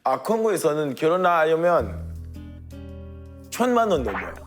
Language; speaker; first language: Korean; non-native, fluent; French